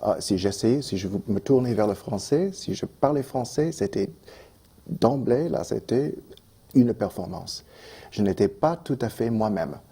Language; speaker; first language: French; non-native, local second language; English